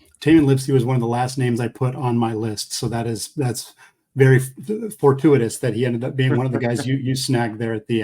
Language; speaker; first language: English; native; English